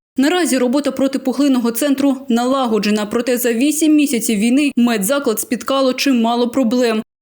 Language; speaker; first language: Ukrainian; native; Ukrainian